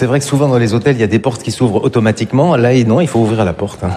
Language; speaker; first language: French; native; French